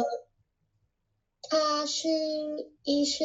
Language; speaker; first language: Chinese; non-native, learner; Vietnamese